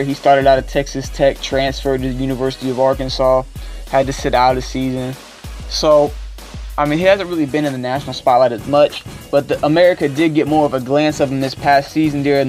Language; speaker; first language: English; native; English